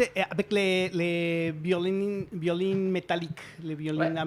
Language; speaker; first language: French; non-native, learner; Spanish